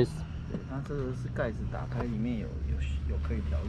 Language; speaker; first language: Chinese; native; Chinese